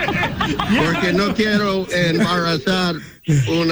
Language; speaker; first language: Spanish; non-native, learner; English